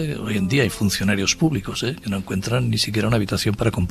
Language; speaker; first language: Spanish; native; Spanish